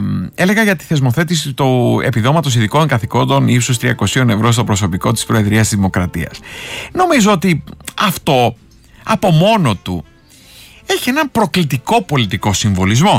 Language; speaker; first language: Greek; native; Greek